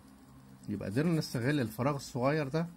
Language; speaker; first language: Arabic; native; Arabic